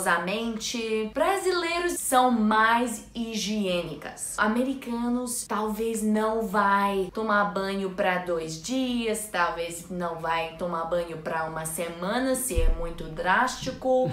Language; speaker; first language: Portuguese; non-native, learner; English